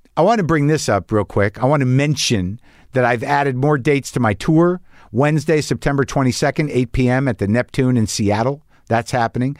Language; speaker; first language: English; native; English